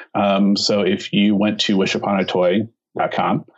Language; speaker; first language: English; native; English